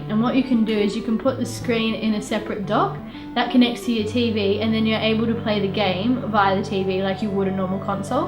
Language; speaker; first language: English; native; English